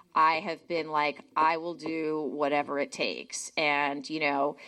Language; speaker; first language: English; native; English